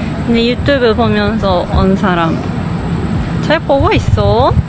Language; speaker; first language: Korean; non-native, fluent; Japanese